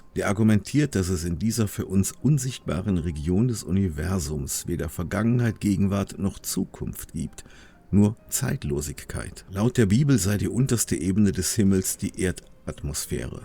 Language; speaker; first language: German; native; German